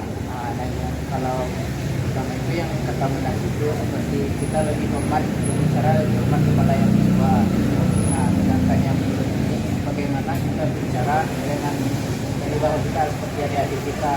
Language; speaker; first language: Indonesian; non-native, local second language; Minangkabau